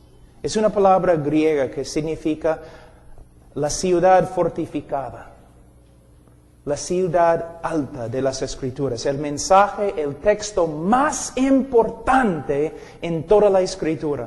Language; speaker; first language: Spanish; non-native, fluent; English